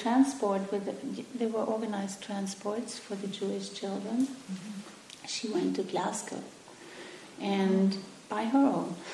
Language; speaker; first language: English; non-native, fluent; German